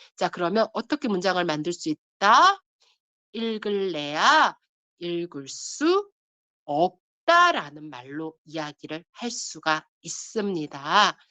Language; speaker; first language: Korean; native; Korean